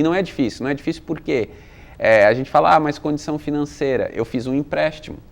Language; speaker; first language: Portuguese; native; Portuguese